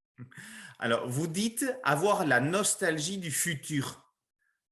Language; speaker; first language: French; native; French